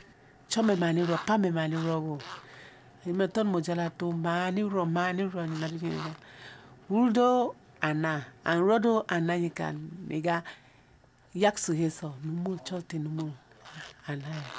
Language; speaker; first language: Korean; non-native, learner; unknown